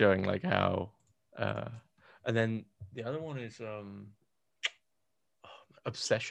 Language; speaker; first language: English; native; English